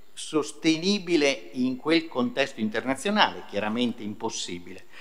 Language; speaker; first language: Italian; native; Italian